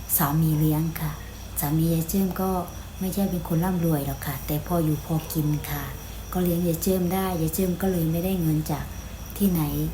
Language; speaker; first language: Thai; native; Thai